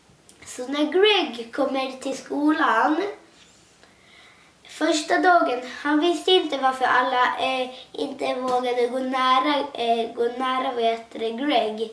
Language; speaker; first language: Swedish; non-native, local second language; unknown